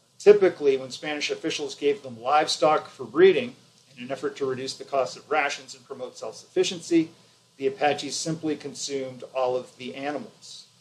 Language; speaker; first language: English; native; English